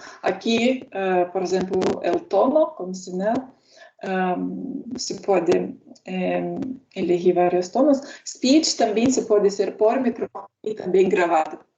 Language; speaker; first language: Spanish; non-native, learner; Lithuanian